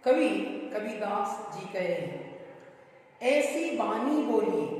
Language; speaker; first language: Hindi; non-native, local second language; Kannada